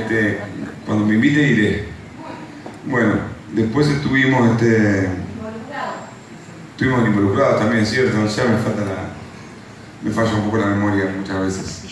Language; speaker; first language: Spanish; native; Spanish